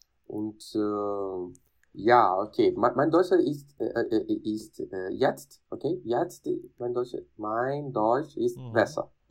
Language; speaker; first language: German; non-native, learner; Greek